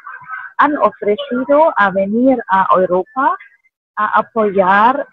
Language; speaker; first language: Spanish; non-native, fluent; German